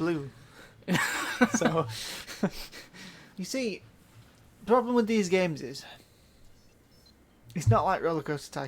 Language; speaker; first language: English; native; English